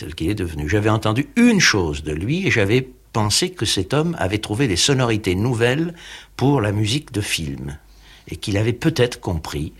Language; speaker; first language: French; early bilingual, other home language; Armenian